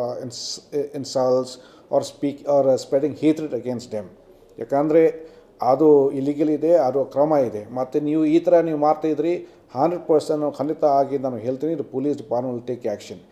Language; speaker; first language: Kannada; non-native, fluent; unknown